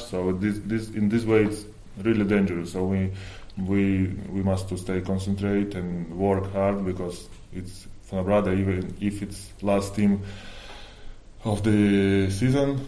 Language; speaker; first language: English; non-native, fluent; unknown